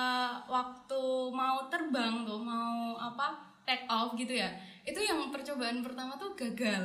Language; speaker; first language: Indonesian; native; Indonesian